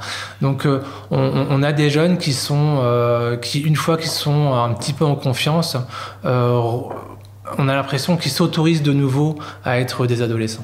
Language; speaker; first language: French; native; French